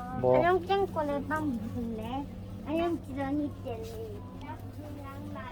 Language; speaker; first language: Korean; early bilingual, heritage; Korean